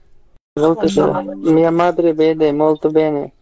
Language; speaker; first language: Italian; non-native, learner; Bangla